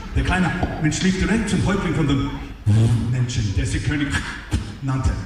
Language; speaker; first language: German; non-native, fluent; English